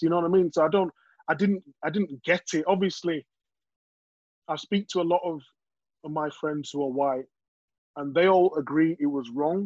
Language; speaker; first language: English; native; English